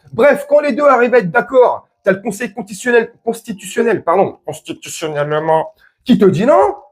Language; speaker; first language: French; native; French